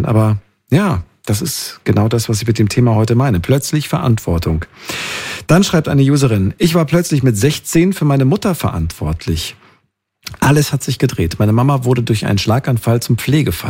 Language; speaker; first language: German; native; German